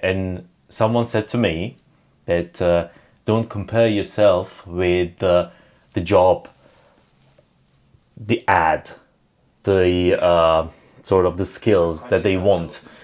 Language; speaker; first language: English; non-native, fluent; Persian